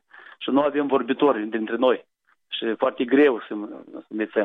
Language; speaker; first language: Romanian; non-native, local second language; Gagauz